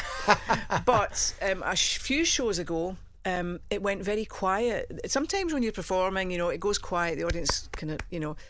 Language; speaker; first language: English; native; English